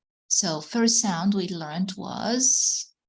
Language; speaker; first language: English; non-native, fluent; Arabic